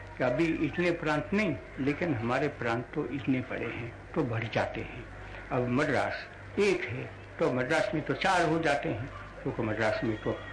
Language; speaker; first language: Hindi; non-native, local second language; Gujarati